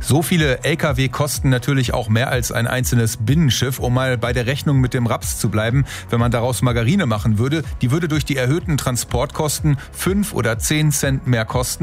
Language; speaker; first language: German; native; German